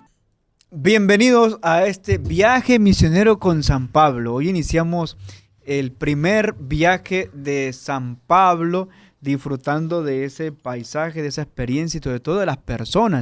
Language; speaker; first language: Spanish; native; Spanish